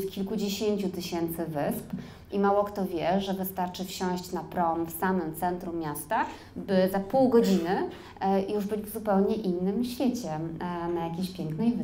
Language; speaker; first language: Polish; native; Polish